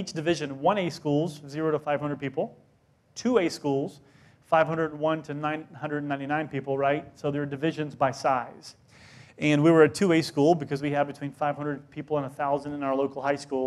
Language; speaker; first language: English; native; English